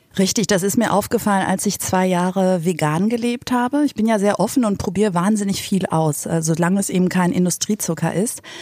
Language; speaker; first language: German; native; German